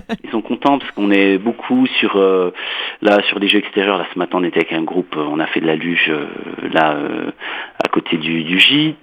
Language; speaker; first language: French; native; French